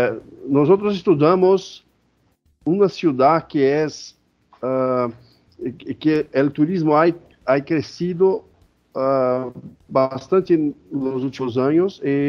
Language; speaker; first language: Portuguese; non-native, fluent; Spanish